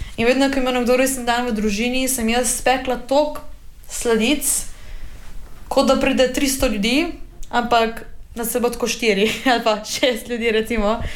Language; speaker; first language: Slovenian; native; Slovenian